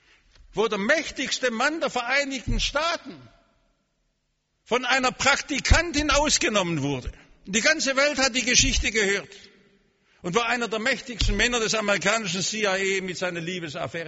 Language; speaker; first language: German; native; German